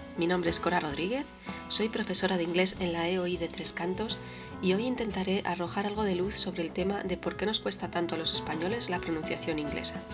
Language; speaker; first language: Spanish; native; Spanish